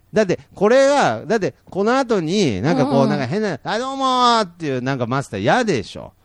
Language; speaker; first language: Japanese; native; Japanese